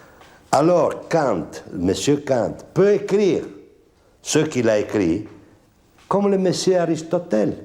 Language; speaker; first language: French; non-native, fluent; Italian